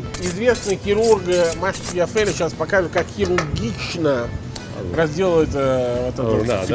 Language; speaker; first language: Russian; non-native, fluent; Italian